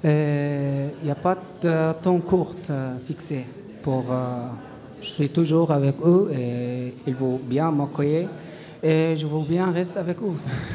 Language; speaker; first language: French; non-native, learner; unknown